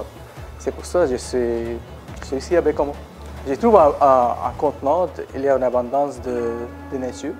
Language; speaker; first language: French; non-native, learner; Bangla